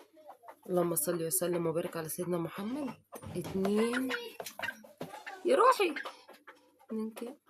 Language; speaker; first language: Arabic; native; Arabic